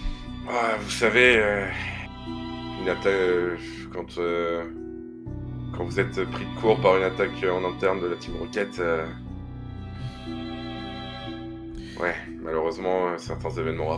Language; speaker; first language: French; native; French